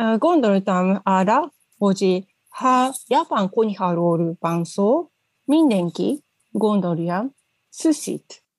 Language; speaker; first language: Hungarian; non-native, learner; Japanese